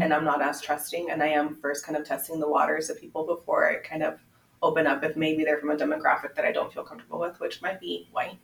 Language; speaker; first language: English; early bilingual, other home language; Spanish